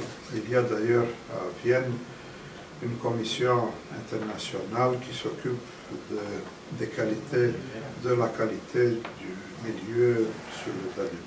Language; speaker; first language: French; non-native, fluent; Romanian